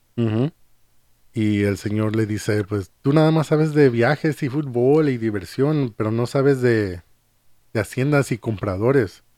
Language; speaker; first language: Spanish; early bilingual, heritage; Spanish